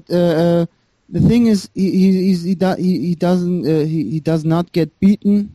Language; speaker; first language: English; non-native, fluent; German